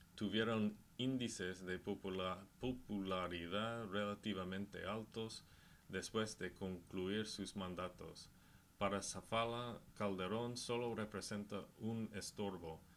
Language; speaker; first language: Spanish; non-native, learner; English